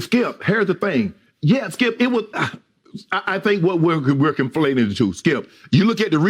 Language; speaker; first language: English; native; English